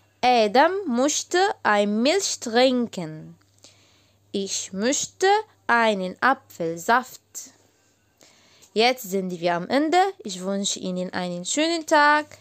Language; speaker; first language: German; non-native, learner; Arabic